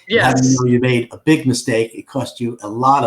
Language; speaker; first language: English; native; English